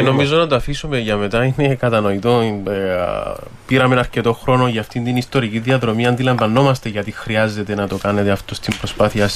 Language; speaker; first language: Greek; native; Greek